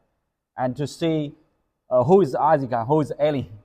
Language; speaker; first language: English; non-native, learner; Chinese